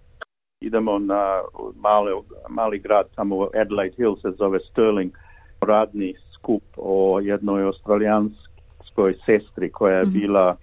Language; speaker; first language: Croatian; early bilingual, heritage; Serbian